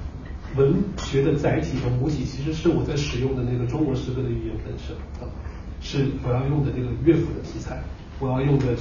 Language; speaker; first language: Chinese; native; Chinese